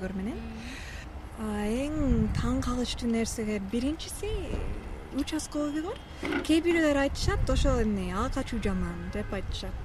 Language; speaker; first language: Kyrgyz; non-native, fluent; English